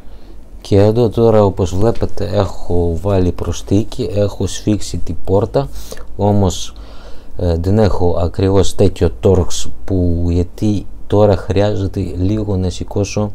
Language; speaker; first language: Greek; non-native, learner; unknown